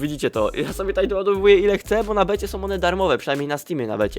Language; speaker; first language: Polish; native; Polish